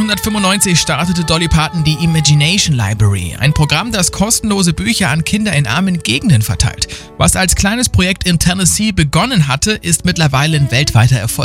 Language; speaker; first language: German; native; German